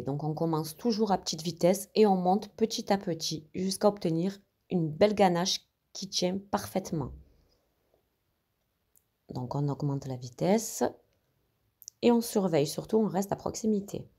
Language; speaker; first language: French; native; French